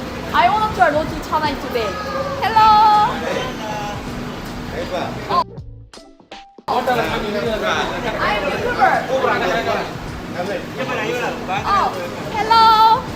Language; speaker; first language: English; non-native, learner; Japanese